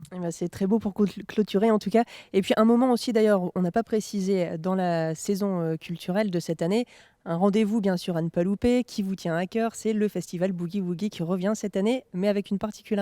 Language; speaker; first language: French; native; French